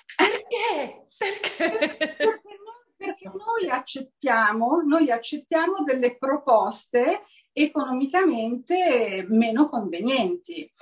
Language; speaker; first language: Italian; native; Italian